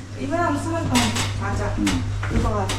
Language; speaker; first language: Korean; non-native, learner; Vietnamese